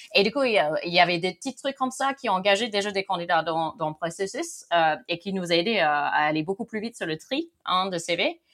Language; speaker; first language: French; non-native, fluent; English